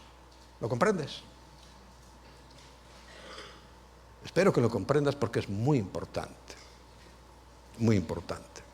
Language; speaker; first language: Spanish; native; Spanish